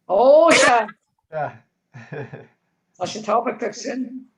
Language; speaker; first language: Irish; non-native, learner; English